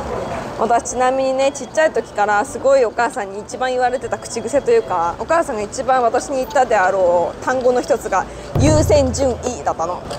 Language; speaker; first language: Japanese; native; Japanese